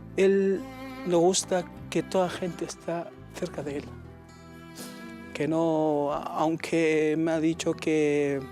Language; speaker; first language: Spanish; non-native, learner; Arabic